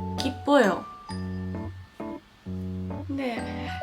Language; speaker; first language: Korean; non-native, learner; Japanese